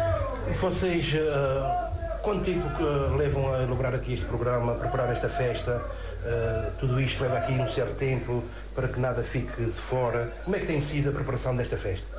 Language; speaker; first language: Portuguese; native; Portuguese